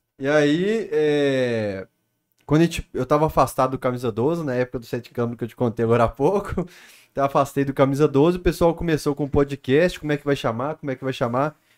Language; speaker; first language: Portuguese; native; Portuguese